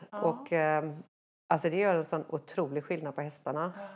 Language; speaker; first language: Swedish; native; Swedish